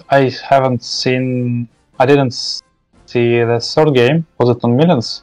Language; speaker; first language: English; non-native, learner; Russian